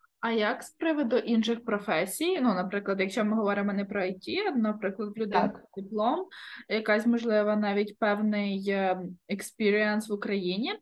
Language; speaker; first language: Ukrainian; native; Ukrainian